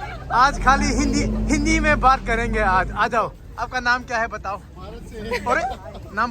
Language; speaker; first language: Hindi; non-native, local second language; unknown